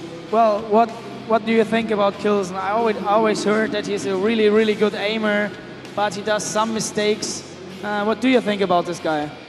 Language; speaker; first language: English; non-native, fluent; German